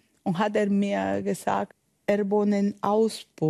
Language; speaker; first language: German; non-native, learner; Spanish